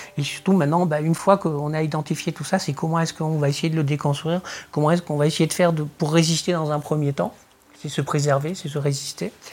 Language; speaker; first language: French; early bilingual, other home language; Spanish